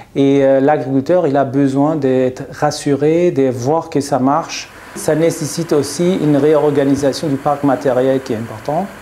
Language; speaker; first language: French; non-native, fluent; German